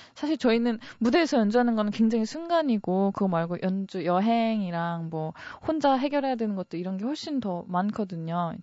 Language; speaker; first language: Korean; native; Korean